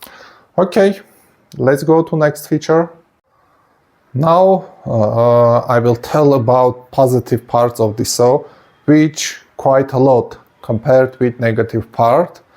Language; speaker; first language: English; non-native, fluent; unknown